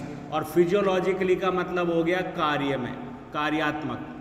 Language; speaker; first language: Hindi; native; Hindi